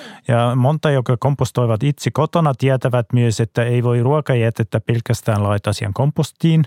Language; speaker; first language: Finnish; non-native, fluent; German